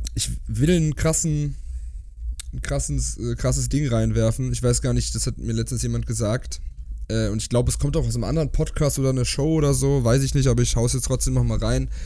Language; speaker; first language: German; native; German